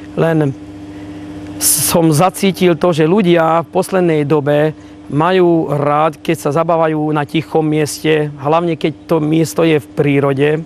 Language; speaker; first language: Slovak; native; Slovak